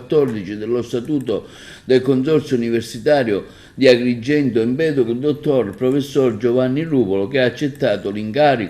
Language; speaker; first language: Italian; native; Italian